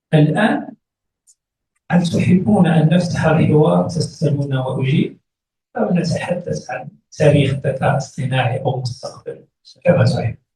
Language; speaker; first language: Arabic; native; Arabic